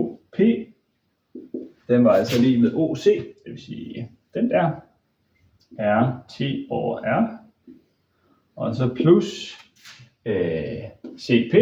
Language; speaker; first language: Danish; native; Danish